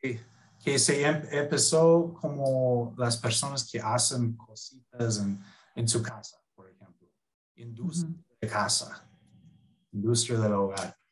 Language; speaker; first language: Spanish; non-native, fluent; English